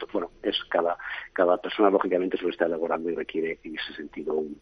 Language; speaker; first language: Spanish; native; Spanish